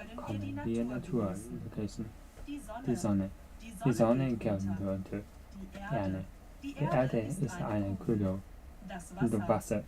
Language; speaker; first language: German; non-native, learner; Japanese